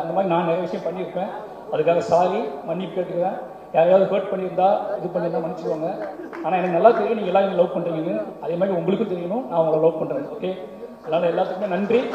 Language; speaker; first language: Tamil; native; Tamil